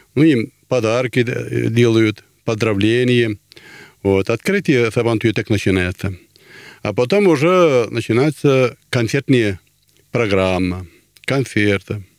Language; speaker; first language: Russian; non-native, local second language; Tatar